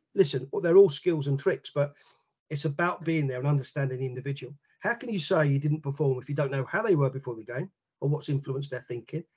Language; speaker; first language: English; native; English